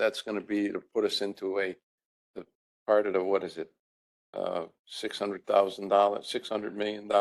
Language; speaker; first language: English; native; English